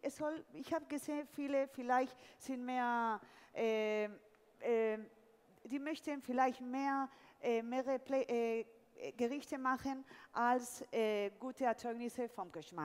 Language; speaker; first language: German; non-native, fluent; Spanish